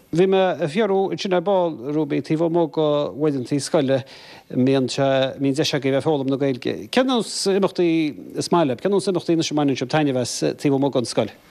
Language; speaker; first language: Irish; native; Irish